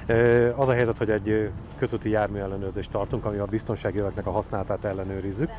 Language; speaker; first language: Hungarian; native; Hungarian